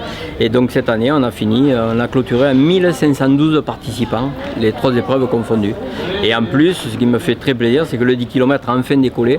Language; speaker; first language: French; native; French